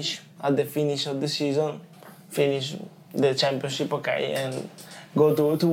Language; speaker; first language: English; non-native, learner; Italian